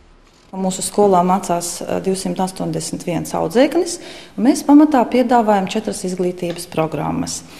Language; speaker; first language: Latvian; native; Latvian